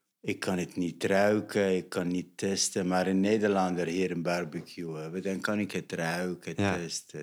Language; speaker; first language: Dutch; non-native, fluent; Arabic